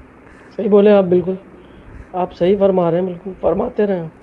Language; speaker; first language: Hindi; non-native, fluent; Urdu